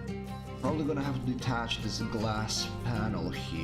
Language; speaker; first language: English; native; English